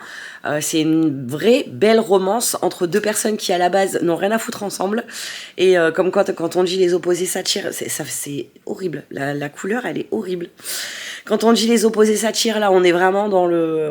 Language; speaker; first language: French; native; French